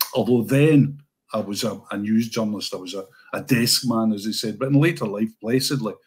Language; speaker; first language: English; native; English